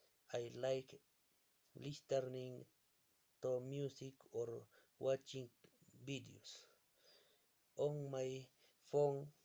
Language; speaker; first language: English; non-native, learner; Spanish